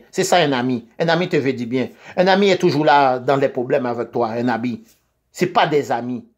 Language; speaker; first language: French; non-native, local second language; Haitian Creole